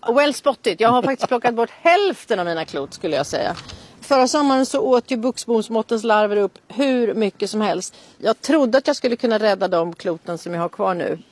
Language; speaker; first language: Swedish; native; Swedish